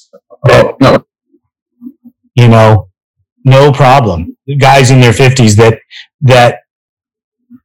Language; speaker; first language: English; native; English